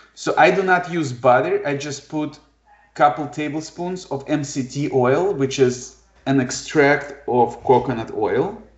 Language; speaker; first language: English; non-native, fluent; Ukrainian